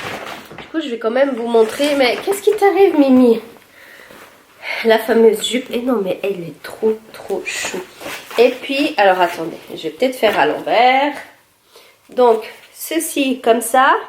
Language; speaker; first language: French; native; French